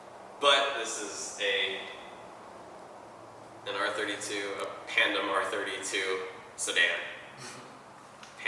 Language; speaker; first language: English; native; English